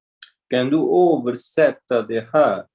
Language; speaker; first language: Swedish; non-native, learner; English